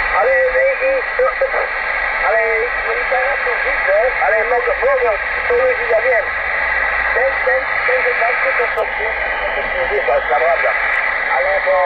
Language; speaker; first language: Polish; non-native, learner; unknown